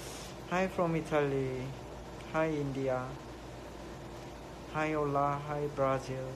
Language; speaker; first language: English; non-native, learner; Korean